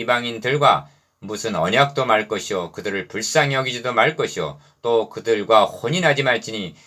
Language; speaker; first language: Korean; native; Korean